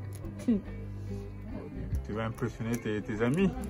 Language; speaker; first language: French; non-native, local second language; Lingala